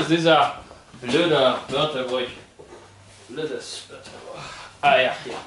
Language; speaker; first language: German; non-native, learner; Polish